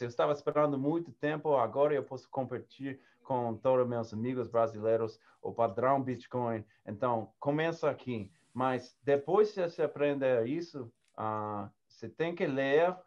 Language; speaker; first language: Portuguese; non-native, learner; English